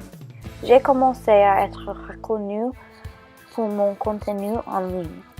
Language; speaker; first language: French; non-native, learner; English